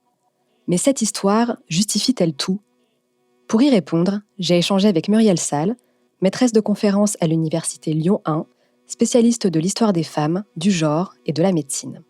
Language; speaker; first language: French; native; French